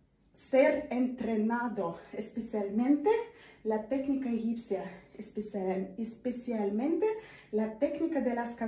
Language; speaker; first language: Spanish; non-native, learner; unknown